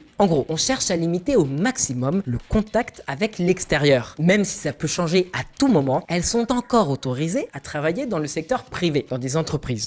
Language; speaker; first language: French; native; French